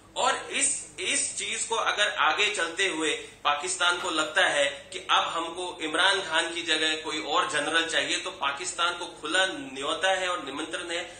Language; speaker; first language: Hindi; native; Hindi